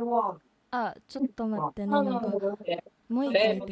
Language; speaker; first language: Japanese; non-native, learner; Filipino